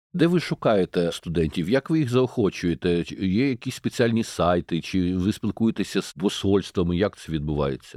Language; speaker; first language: Ukrainian; native; Ukrainian